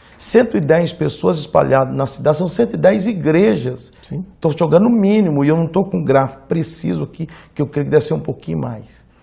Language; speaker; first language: Portuguese; native; Portuguese